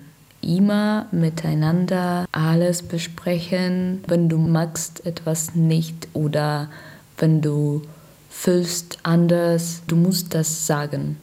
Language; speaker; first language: German; non-native, learner; Russian